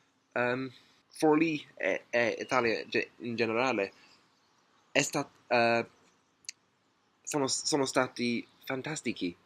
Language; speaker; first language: Italian; non-native, learner; English